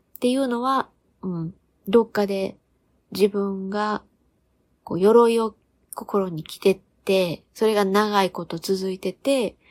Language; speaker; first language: Japanese; native; Japanese